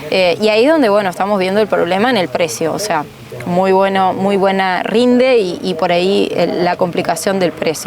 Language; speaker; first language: Spanish; native; Spanish